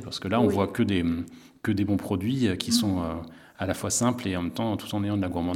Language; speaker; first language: French; native; French